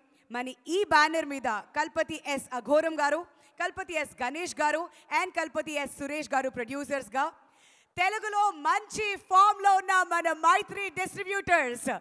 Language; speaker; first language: Telugu; native; Telugu